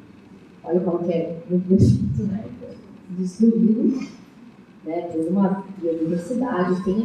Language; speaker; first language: Portuguese; native; Portuguese